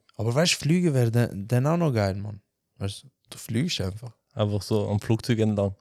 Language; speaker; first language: German; early bilingual, other home language; Albanian